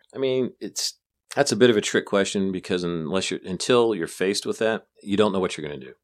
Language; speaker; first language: English; native; English